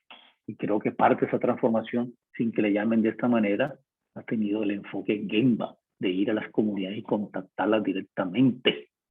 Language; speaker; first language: Spanish; native; Spanish